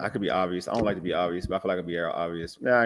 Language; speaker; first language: English; native; English